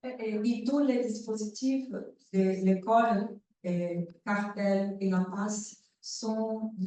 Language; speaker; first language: French; non-native, learner; Portuguese